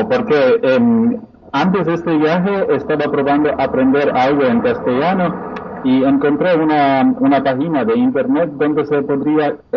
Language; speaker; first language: Spanish; non-native, fluent; Polish